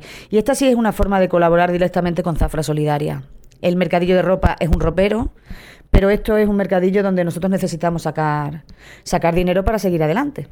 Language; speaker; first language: Spanish; native; Spanish